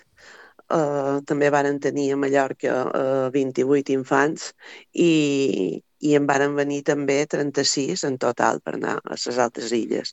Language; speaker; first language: Catalan; native; Catalan